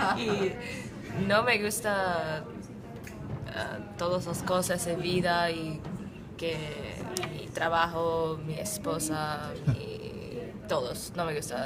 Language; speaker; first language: Spanish; non-native, learner; English